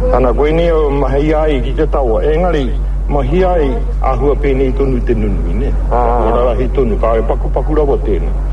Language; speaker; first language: Māori; native; Māori